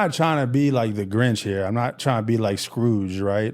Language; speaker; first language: English; native; English